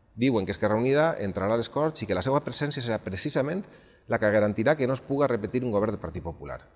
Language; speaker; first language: Catalan; native; Catalan